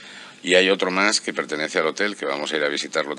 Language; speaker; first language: Spanish; native; Spanish